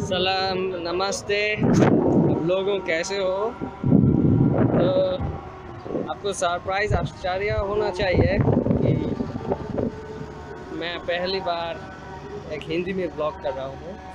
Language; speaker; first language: Hindi; non-native, learner; Bangla